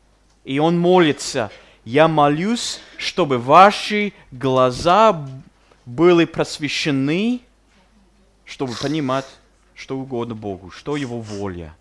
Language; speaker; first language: Russian; non-native, fluent; English